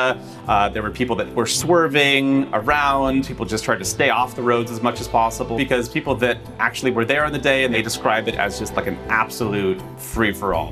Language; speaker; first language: English; native; English